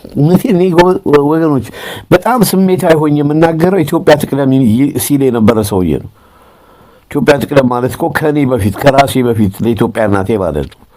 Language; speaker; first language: Amharic; native; Amharic